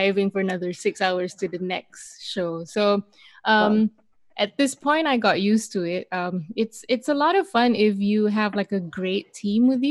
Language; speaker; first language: English; non-native, local second language; Malay